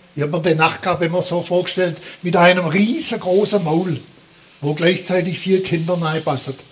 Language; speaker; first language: German; native; German